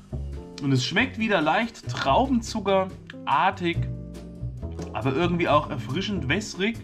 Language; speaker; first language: German; native; German